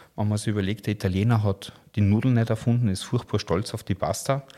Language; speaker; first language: German; native; German